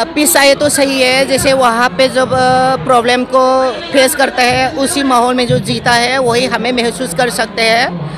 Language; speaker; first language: Hindi; non-native, local second language; Manipuri